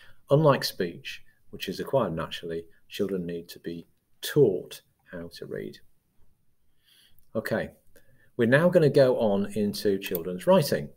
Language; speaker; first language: English; native; English